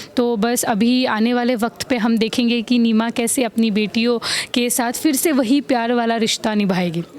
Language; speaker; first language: Hindi; non-native, local second language; Assamese